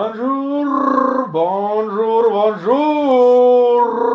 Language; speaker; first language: French; non-native, learner; Russian